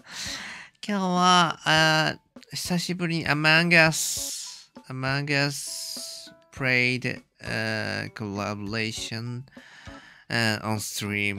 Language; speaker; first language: English; non-native, learner; Japanese